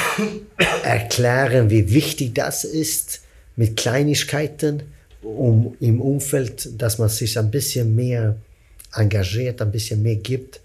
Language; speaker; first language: German; non-native, fluent; Swedish